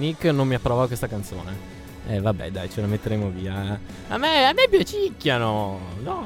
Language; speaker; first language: Italian; native; Italian